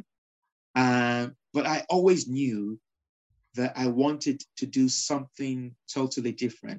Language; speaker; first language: English; non-native, local second language; Yoruba